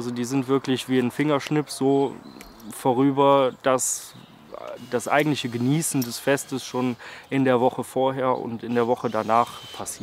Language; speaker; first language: German; native; German